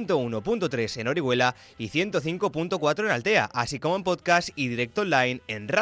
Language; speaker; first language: Spanish; native; Spanish